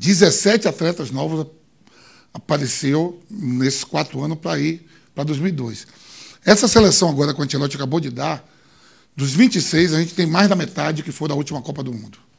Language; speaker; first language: Portuguese; native; Portuguese